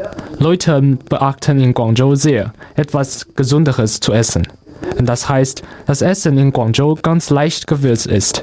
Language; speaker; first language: German; non-native, learner; Chinese